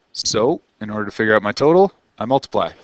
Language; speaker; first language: English; native; English